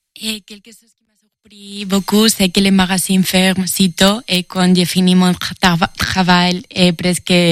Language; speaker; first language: French; non-native, learner; Spanish